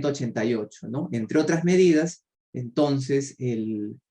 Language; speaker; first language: Spanish; native; Spanish